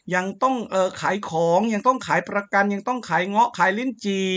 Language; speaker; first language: Thai; native; Thai